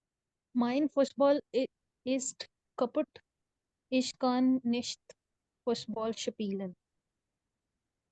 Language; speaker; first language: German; non-native, learner; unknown